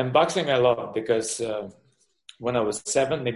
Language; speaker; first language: English; non-native, fluent; Russian